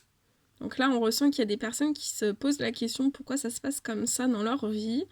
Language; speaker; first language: French; native; French